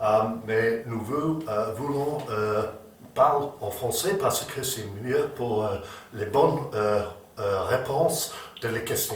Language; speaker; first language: French; non-native, learner; English